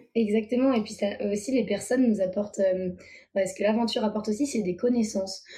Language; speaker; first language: French; native; French